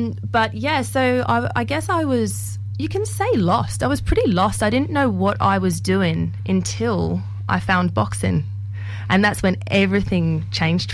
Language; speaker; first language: English; native; English